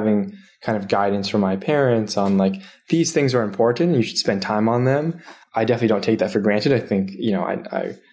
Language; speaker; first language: English; native; English